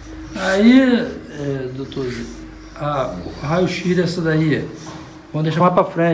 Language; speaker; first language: Portuguese; native; Portuguese